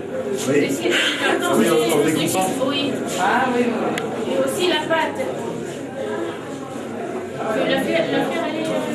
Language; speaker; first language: French; non-native, local second language; Arabic